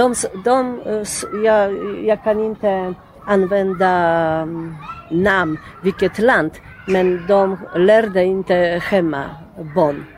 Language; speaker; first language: Swedish; non-native, learner; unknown